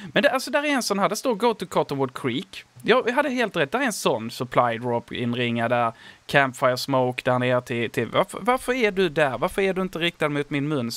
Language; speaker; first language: Swedish; native; Swedish